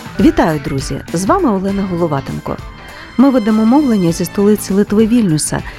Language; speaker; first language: Ukrainian; native; Ukrainian